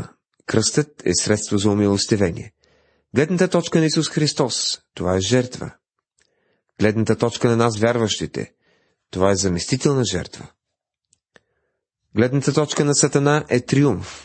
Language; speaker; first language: Bulgarian; native; Bulgarian